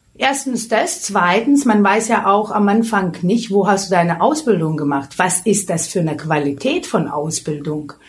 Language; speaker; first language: German; non-native, fluent; Lithuanian